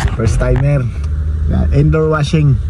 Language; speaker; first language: English; non-native, local second language; Filipino